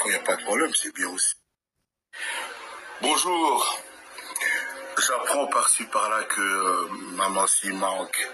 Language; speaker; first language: French; non-native, local second language; Lingala